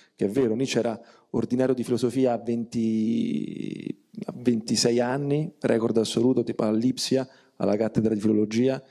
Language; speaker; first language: Italian; native; Italian